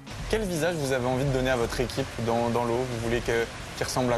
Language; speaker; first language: French; native; French